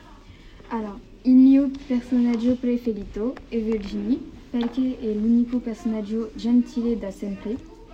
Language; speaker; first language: Italian; non-native, learner; French